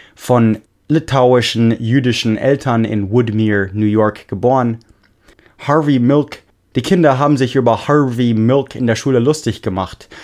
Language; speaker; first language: German; non-native, fluent; English